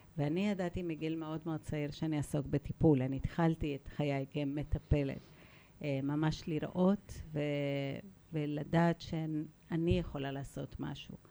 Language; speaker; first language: Hebrew; non-native, fluent; Spanish